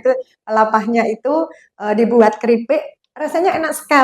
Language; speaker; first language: Indonesian; non-native, local second language; Javanese